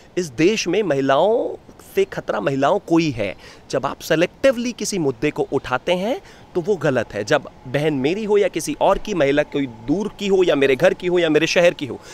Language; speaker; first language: Hindi; native; Hindi